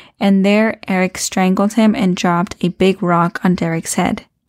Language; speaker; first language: English; early bilingual, other home language; Spanish